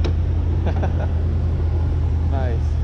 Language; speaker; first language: English; native; English